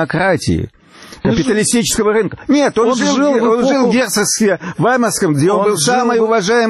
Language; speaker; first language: Russian; native; Russian